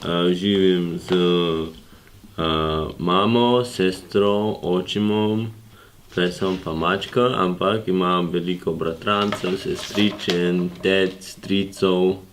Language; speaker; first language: Slovenian; non-native, learner; Russian